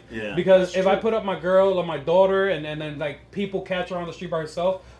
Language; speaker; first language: English; early bilingual, other home language; Spanish